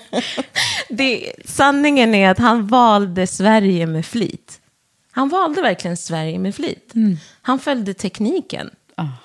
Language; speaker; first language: Swedish; early bilingual, other home language; Wolof